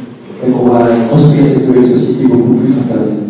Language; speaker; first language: French; native; French